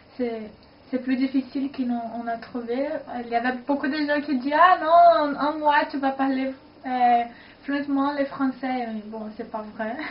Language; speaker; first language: French; non-native, fluent; Portuguese